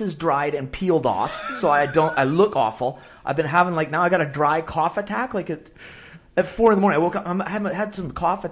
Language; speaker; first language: English; native; English